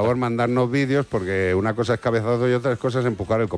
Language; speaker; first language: Spanish; native; Spanish